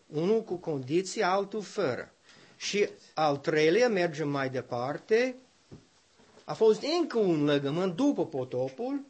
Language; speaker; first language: Romanian; non-native, learner; English